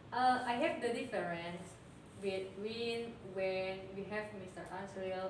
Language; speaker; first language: English; non-native, learner; Indonesian